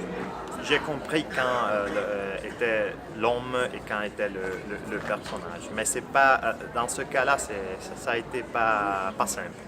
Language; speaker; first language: French; non-native, fluent; Italian